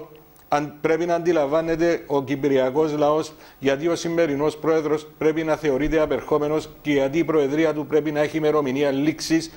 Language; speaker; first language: Greek; native; Greek